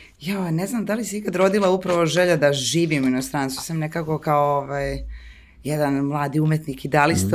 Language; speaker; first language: Serbian; native; Serbian